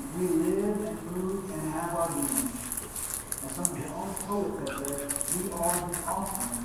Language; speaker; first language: English; native; English